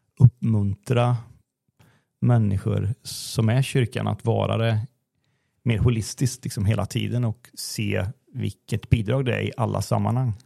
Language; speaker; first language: Swedish; native; Swedish